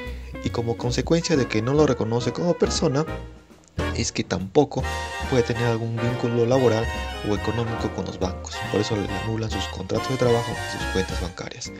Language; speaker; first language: Spanish; native; Spanish